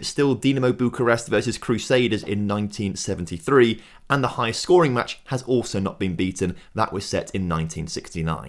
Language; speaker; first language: English; native; English